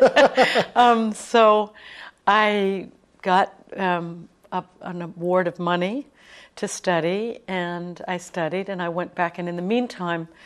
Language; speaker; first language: English; native; English